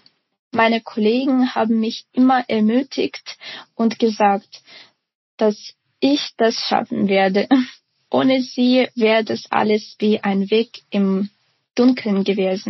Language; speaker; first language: German; non-native, fluent; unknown